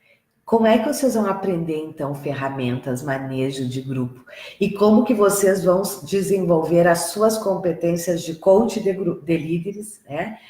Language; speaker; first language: Portuguese; native; Portuguese